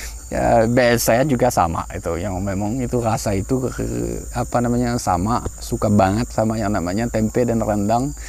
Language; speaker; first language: Indonesian; non-native, fluent; French